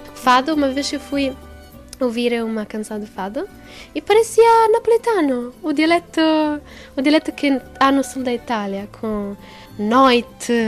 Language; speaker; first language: Portuguese; non-native, learner; Italian